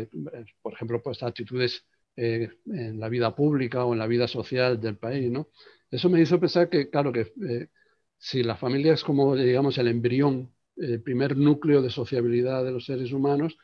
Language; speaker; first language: Spanish; native; Spanish